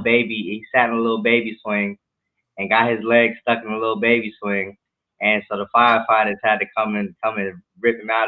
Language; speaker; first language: English; native; English